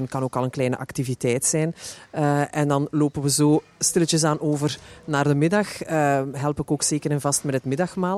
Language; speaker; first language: Dutch; native; Dutch